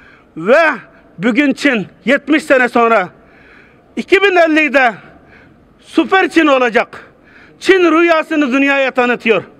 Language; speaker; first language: Turkish; non-native, fluent; Uyghur